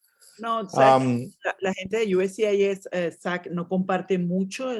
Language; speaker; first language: Spanish; native; Spanish